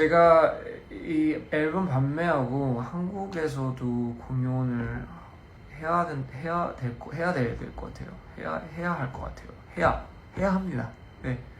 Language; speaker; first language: Korean; early bilingual, heritage; Korean